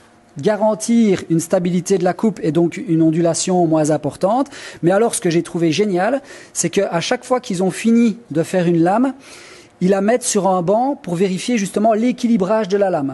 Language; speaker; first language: French; native; French